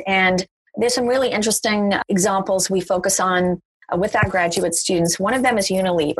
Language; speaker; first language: English; native; English